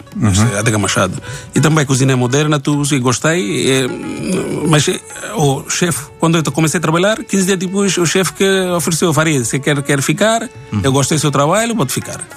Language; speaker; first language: Portuguese; non-native, learner; Bangla